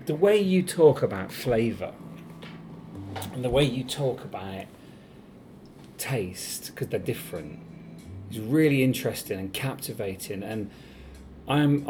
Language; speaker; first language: English; native; English